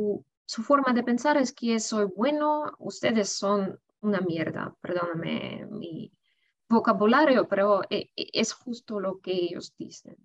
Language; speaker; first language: Spanish; non-native, fluent; Russian